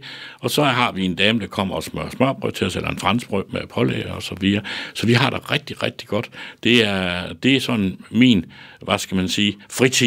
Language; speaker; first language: Danish; native; Danish